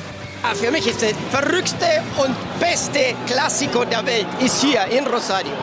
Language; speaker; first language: German; non-native, fluent; Spanish